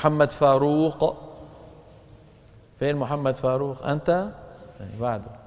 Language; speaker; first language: Arabic; native; Arabic